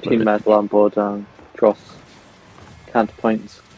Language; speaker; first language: Welsh; non-native, local second language; English